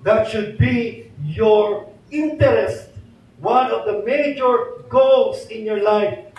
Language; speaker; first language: English; non-native, local second language; Filipino